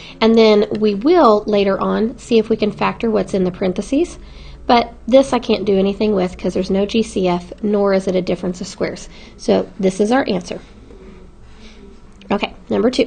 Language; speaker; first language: English; native; English